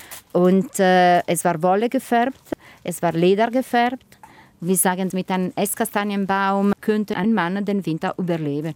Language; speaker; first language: German; non-native, fluent; Italian